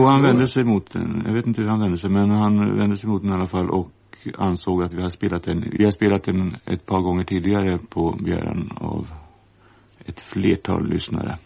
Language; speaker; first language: Swedish; native; Swedish